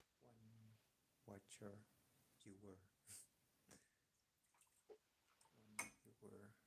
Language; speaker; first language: English; non-native, learner; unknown